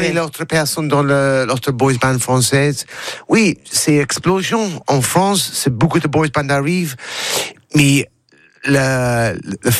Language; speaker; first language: French; non-native, learner; English